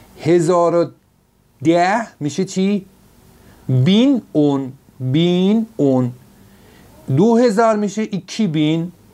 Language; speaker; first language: Persian; non-native, local second language; Azerbaijani